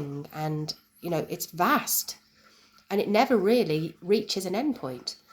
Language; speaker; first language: English; native; English